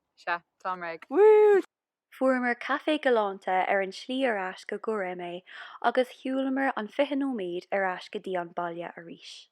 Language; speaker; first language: Irish; non-native, local second language; English